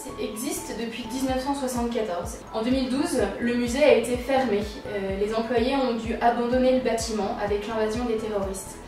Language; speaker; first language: French; native; French